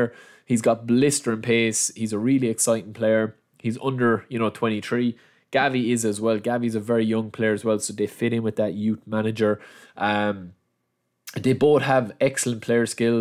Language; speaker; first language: English; native; English